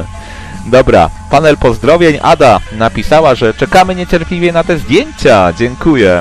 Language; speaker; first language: Polish; native; Polish